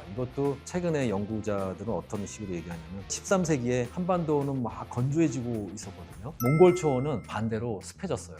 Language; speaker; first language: Korean; native; Korean